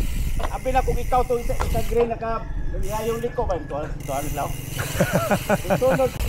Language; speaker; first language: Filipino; non-native, local second language; Cebuano